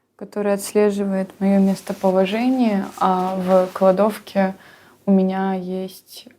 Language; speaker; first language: Russian; native; Russian